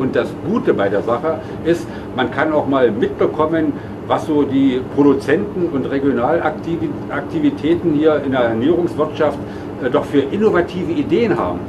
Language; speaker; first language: German; native; German